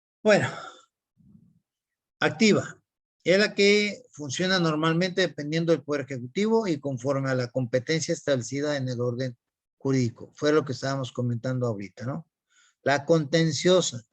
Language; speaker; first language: Spanish; native; Spanish